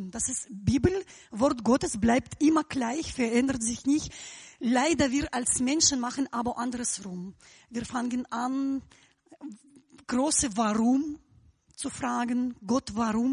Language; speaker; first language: German; non-native, fluent; Russian